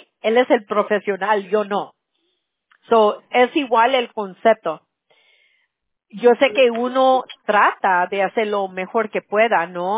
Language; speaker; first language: Spanish; early bilingual, heritage; Spanish